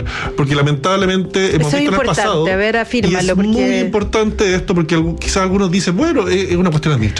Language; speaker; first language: Spanish; native; Spanish